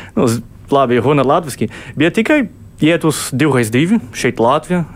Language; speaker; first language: Latvian; early bilingual, other home language; Portuguese